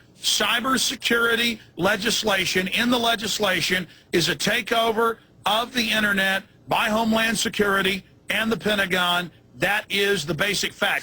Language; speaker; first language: English; native; English